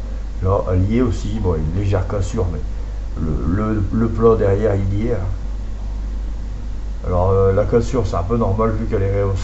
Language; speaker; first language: French; native; French